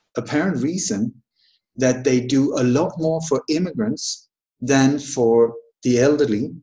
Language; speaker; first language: English; early bilingual, other home language; Danish